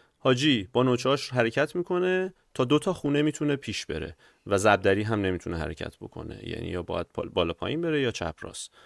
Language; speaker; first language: Persian; native; Persian